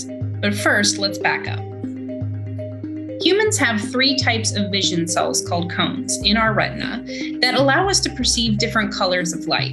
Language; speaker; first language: English; native; English